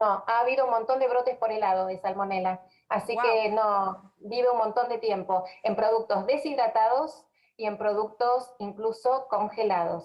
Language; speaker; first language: Spanish; native; Spanish